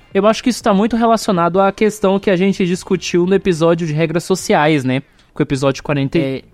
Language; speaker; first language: Portuguese; native; Portuguese